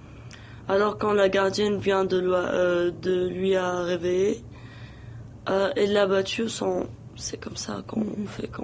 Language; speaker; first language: French; non-native, local second language; Arabic